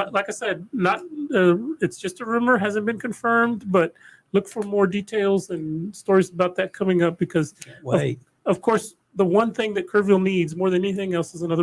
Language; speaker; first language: English; native; English